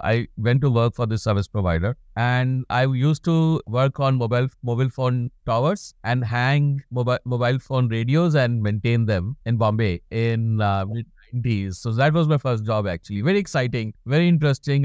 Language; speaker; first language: English; non-native, local second language; Hindi